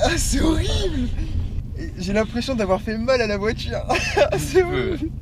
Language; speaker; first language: French; native; French